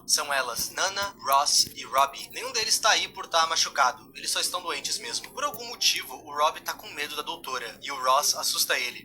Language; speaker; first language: Portuguese; native; Portuguese